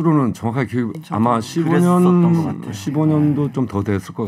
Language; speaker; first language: Korean; native; Korean